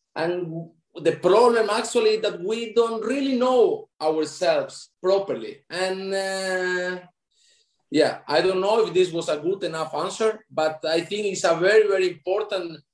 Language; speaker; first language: English; non-native, fluent; Spanish